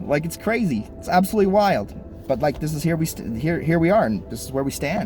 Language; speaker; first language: English; native; English